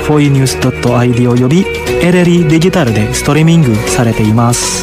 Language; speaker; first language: Japanese; non-native, fluent; Indonesian